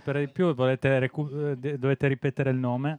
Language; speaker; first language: Italian; native; Italian